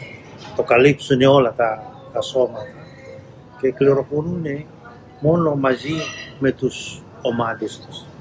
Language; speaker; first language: Greek; non-native, learner; Indonesian